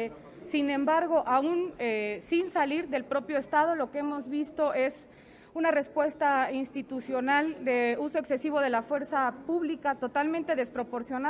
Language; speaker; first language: Spanish; native; Spanish